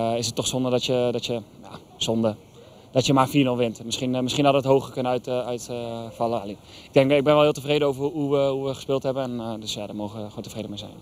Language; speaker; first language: Dutch; native; Dutch